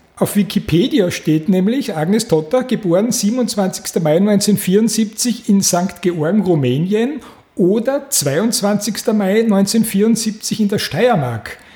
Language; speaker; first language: German; native; German